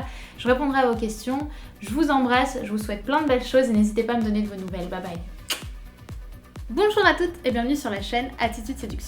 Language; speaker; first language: French; native; French